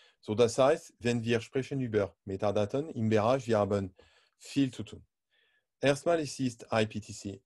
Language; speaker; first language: German; non-native, learner; French